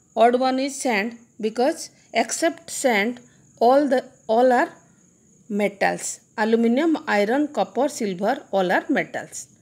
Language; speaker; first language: English; non-native, local second language; Odia